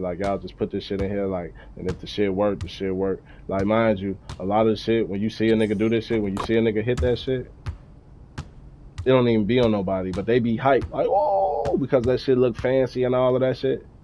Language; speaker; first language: English; native; English